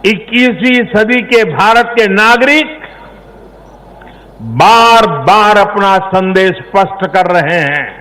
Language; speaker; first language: Hindi; non-native, local second language; Gujarati